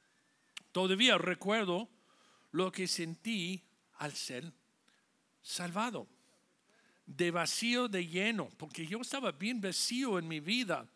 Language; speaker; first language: Spanish; non-native, fluent; English